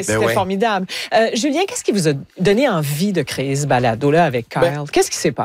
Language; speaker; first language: French; native; French